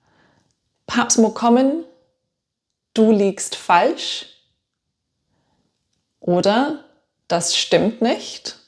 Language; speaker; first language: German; non-native, fluent; English